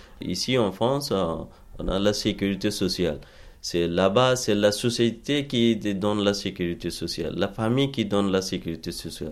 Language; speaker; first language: French; non-native, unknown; Bangla